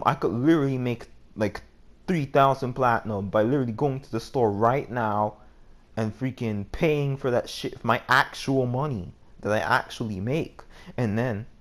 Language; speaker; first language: English; native; English